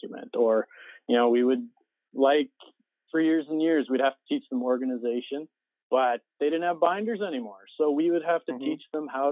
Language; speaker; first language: English; native; English